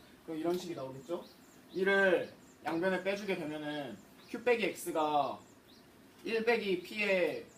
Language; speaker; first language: Korean; native; Korean